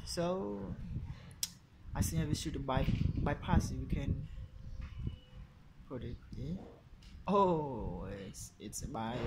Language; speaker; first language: English; non-native, learner; Khmer